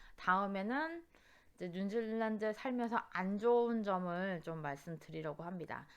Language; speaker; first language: Korean; native; Korean